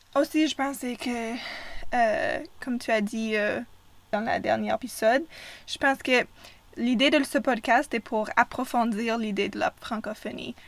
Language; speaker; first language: French; non-native, fluent; English